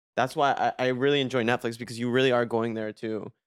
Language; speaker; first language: English; early bilingual, other home language; Spanish